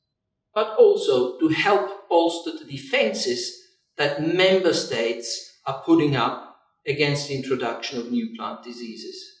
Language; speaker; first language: English; non-native, fluent; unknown